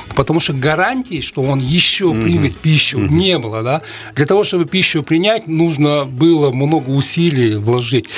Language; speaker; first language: Russian; non-native, local second language; Uzbek